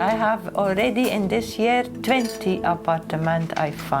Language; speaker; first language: English; non-native, learner; Dutch